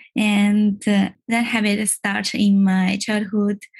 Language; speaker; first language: English; non-native, learner; Chinese